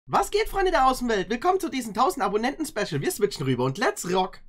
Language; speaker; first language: German; native; German